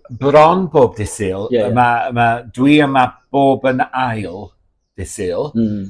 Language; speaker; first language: Welsh; native; Welsh